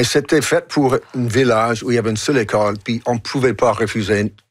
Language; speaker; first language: French; non-native, local second language; English